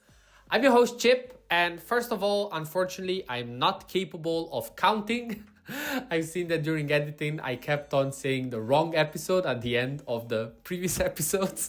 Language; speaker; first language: English; non-native, fluent; Italian